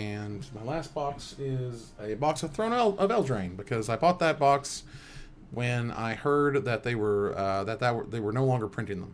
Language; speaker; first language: English; native; English